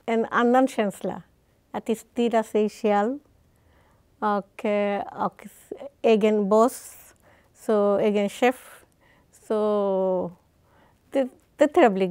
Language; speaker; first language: Swedish; non-native, fluent; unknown